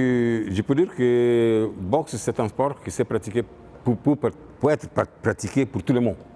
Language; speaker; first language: French; non-native, fluent; Portuguese